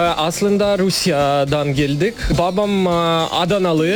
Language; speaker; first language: Turkish; non-native, learner; Russian